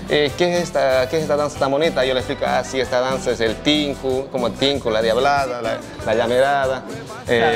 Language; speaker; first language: Spanish; native; Spanish